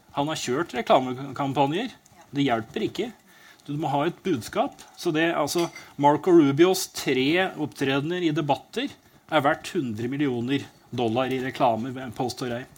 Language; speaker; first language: Norwegian; native; Norwegian